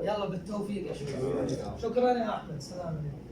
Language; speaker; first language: Arabic; native; Arabic